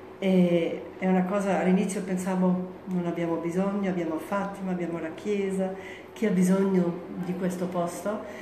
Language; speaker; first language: Italian; non-native, fluent; German